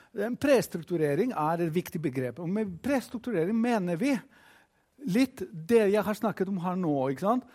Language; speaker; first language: Norwegian; non-native, fluent; Greek